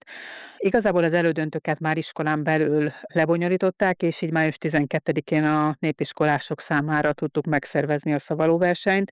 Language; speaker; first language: Hungarian; native; Hungarian